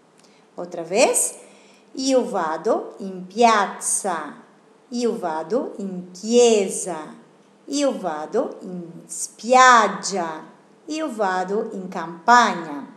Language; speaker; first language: Italian; non-native, fluent; Portuguese